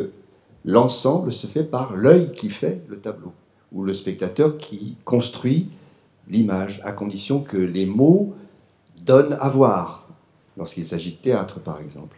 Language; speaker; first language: French; native; French